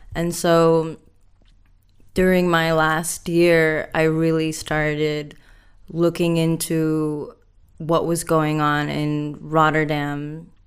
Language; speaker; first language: English; non-native, fluent; Indonesian